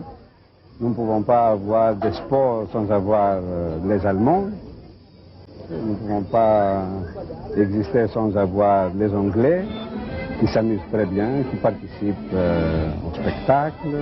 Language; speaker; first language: French; non-native, learner; Greek